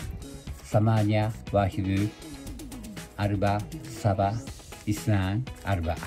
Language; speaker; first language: Arabic; non-native, learner; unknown